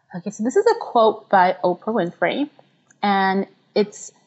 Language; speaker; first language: English; non-native, local second language; Yoruba